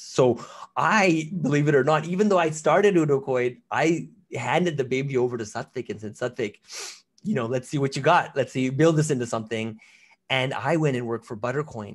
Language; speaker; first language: English; native; English